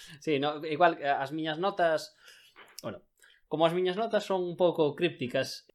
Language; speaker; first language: Galician; non-native, local second language; Spanish